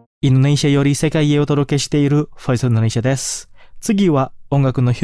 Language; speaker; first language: Japanese; non-native, fluent; Indonesian